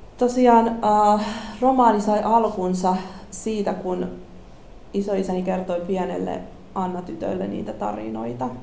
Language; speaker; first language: Finnish; early bilingual, other home language; Russian